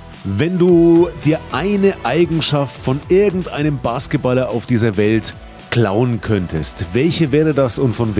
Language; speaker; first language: German; native; German